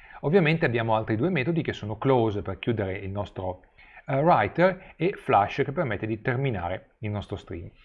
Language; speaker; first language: Italian; native; Italian